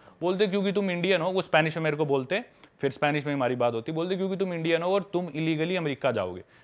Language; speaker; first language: Hindi; native; Hindi